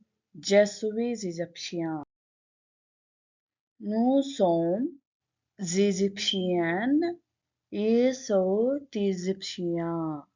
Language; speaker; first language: French; non-native, learner; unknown